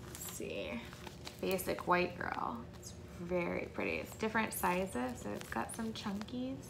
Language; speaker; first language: English; native; English